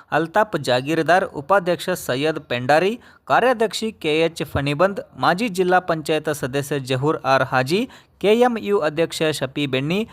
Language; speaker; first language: Kannada; native; Kannada